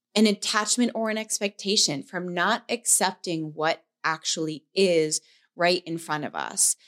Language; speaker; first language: English; native; English